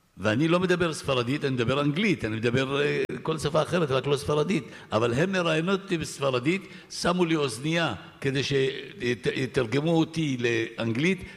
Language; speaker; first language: Hebrew; early bilingual, other home language; Arabic